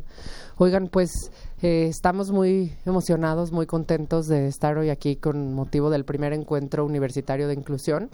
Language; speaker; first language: Spanish; native; Spanish